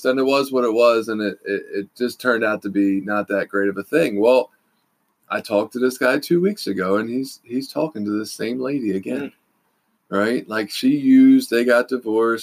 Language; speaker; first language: English; native; English